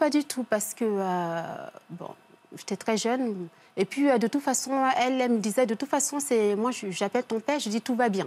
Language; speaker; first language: French; early bilingual, other home language; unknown